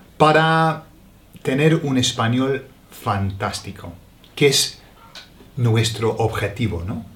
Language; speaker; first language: Spanish; non-native, fluent; English